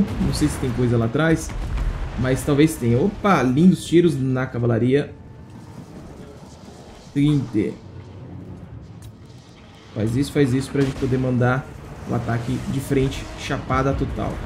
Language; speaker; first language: Portuguese; native; Portuguese